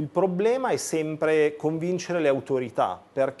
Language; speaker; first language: Italian; native; Italian